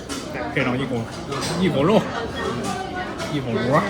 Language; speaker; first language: Chinese; native; Chinese